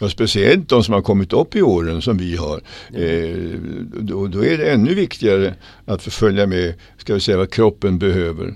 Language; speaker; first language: Swedish; native; Swedish